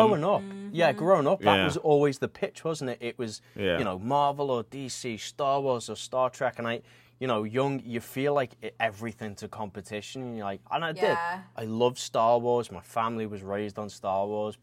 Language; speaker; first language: English; native; English